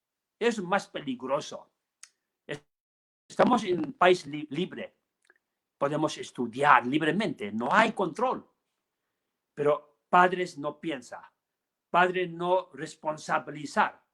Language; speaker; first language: Spanish; non-native, learner; Tibetan